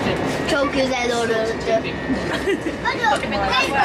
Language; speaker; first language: Turkish; early bilingual, heritage; Turkish